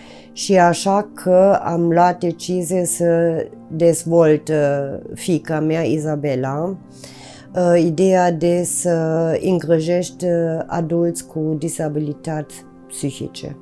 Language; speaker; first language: Romanian; non-native, fluent; German